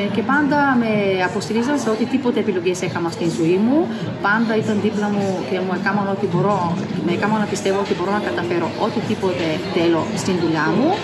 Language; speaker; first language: Greek; non-native, fluent; Bulgarian